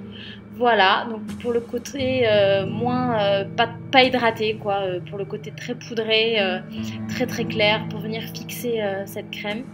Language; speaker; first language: French; native; French